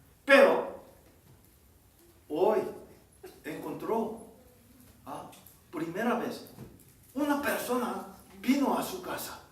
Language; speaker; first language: Spanish; non-native, learner; Korean